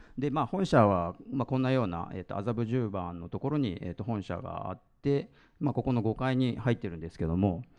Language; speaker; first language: Japanese; native; Japanese